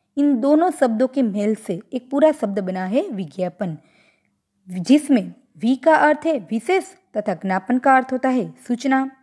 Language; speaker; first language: Hindi; non-native, local second language; Gujarati